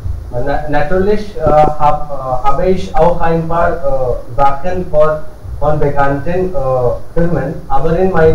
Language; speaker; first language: German; non-native, learner; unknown